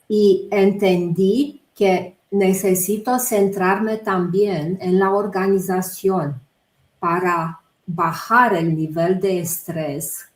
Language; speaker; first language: Spanish; non-native, fluent; Romanian